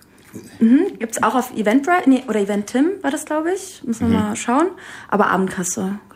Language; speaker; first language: German; early bilingual, other home language; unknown